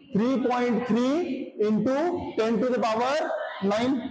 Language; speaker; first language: English; non-native, local second language; Marathi